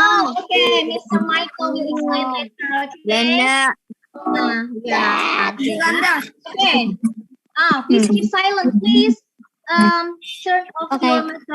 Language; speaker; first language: English; non-native, learner; Indonesian